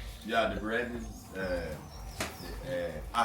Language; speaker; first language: English; non-native, learner; Portuguese